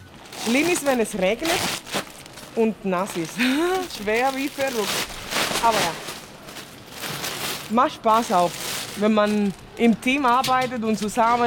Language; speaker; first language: German; non-native, fluent; Spanish